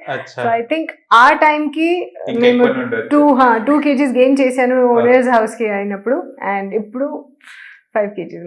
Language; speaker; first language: Telugu; non-native, local second language; Hindi